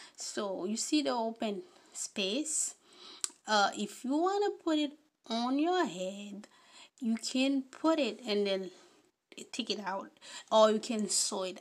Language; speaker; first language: English; non-native, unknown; Haitian Creole